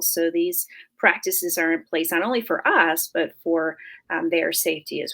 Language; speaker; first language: English; native; English